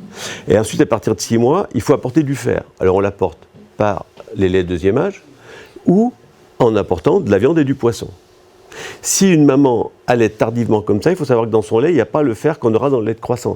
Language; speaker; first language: French; native; French